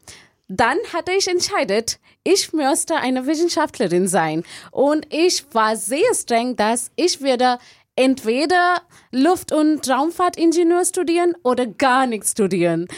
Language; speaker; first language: German; non-native, fluent; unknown